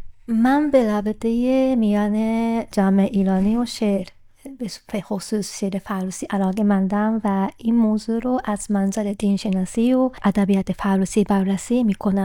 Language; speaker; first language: Persian; non-native, fluent; Japanese